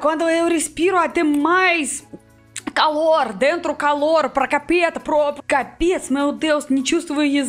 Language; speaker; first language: Portuguese; non-native, learner; Russian